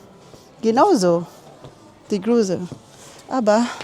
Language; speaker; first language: German; non-native, learner; Filipino